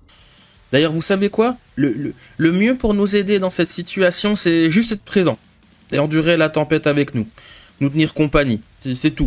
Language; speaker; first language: French; native; French